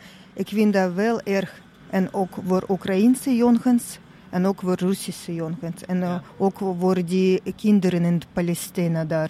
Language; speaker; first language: Dutch; non-native, learner; Russian